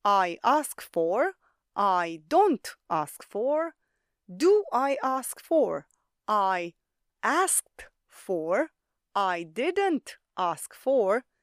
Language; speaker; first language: English; non-native, fluent; Romanian